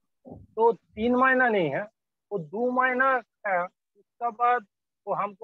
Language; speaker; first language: Hindi; non-native, local second language; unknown